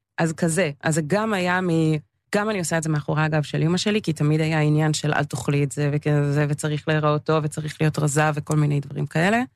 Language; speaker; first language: Hebrew; early bilingual, other home language; English